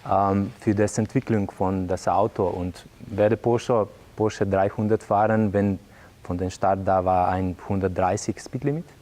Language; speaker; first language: German; non-native, learner; Slovenian